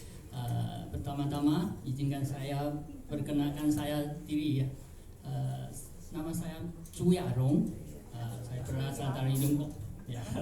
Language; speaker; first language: Indonesian; non-native, fluent; Chinese